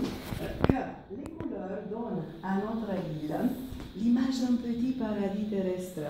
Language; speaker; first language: French; non-native, fluent; Romanian